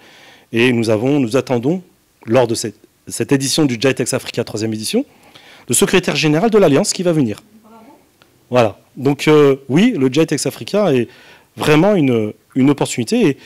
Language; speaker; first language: French; non-native, local second language; Arabic